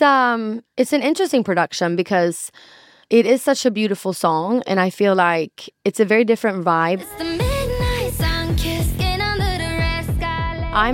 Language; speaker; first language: English; non-native, fluent; Swedish